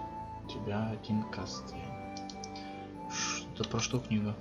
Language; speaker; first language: Russian; native; Russian